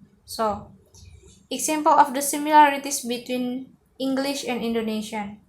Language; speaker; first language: English; non-native, learner; Indonesian